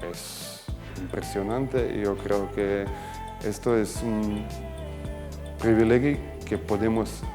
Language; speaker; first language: Spanish; non-native, fluent; Croatian